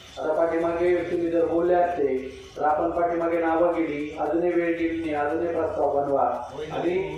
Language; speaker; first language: Marathi; native; Marathi